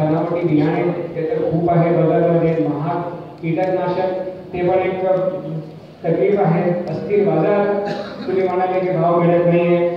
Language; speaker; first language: Marathi; non-native, local second language; Hindi